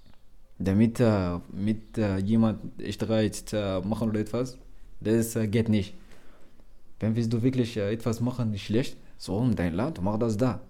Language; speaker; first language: German; non-native, learner; Arabic